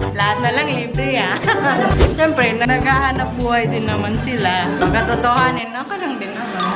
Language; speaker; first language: Filipino; non-native, local second language; Iloko